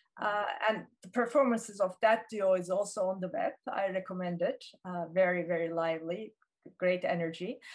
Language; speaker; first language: English; non-native, fluent; Turkish